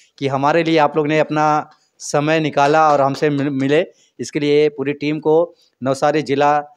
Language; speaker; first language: Hindi; native; Hindi